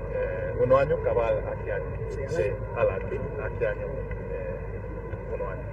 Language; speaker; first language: Spanish; non-native, learner; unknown